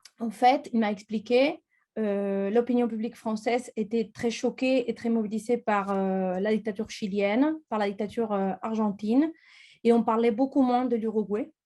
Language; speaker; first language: French; non-native, fluent; Spanish